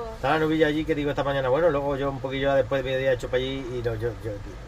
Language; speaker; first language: Spanish; native; Spanish